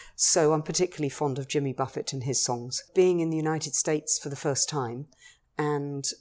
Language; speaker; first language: English; native; English